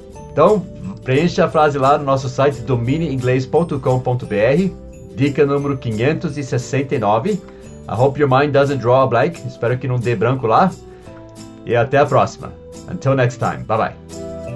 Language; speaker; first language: Portuguese; non-native, fluent; English